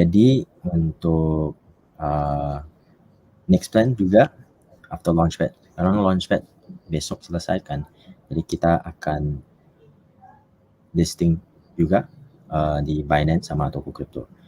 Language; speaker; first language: Indonesian; non-native, fluent; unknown